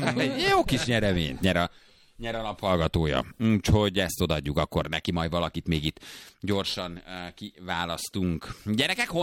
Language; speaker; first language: Hungarian; native; Hungarian